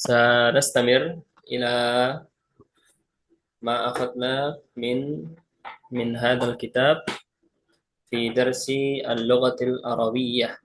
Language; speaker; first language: Arabic; non-native, fluent; Indonesian